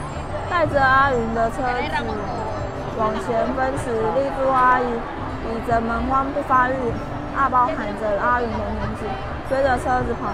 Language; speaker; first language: Chinese; native; Chinese